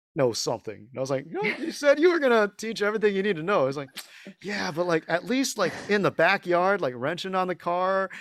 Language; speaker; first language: English; early bilingual, other home language; Chinese